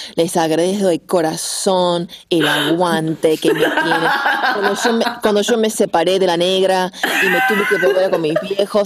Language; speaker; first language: Spanish; non-native, fluent; English